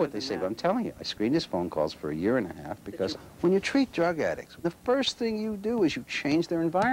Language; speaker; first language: English; native; English